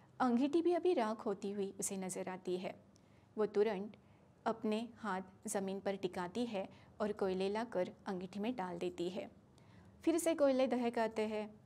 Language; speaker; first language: Hindi; non-native, local second language; Marathi